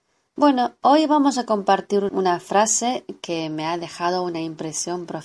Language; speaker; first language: Spanish; non-native, fluent; Chinese